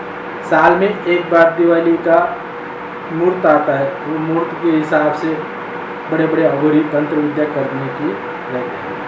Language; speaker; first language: Hindi; non-native, local second language; Marathi